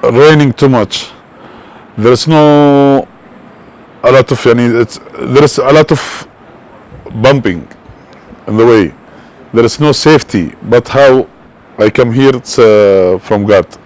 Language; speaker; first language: English; non-native, learner; Arabic